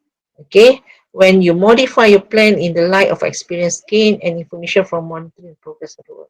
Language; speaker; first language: English; non-native, local second language; Malay